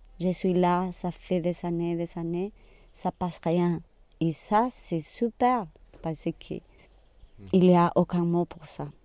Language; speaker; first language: French; non-native, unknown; Spanish